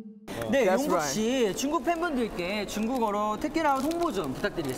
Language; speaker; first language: Korean; native; Korean